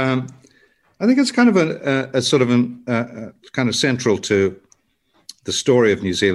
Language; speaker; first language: English; native; English